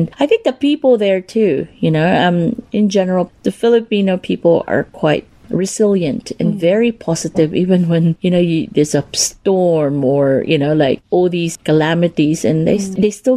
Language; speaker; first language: English; non-native, local second language; Cebuano